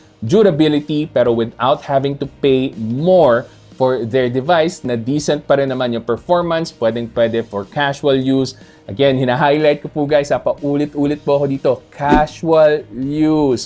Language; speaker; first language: Filipino; native; Filipino